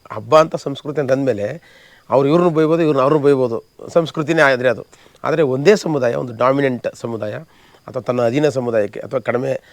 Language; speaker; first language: Kannada; native; Kannada